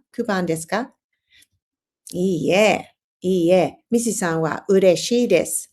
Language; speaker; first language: Japanese; non-native, learner; English